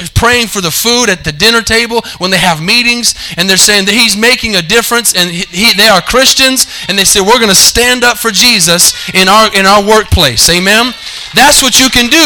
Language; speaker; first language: English; native; English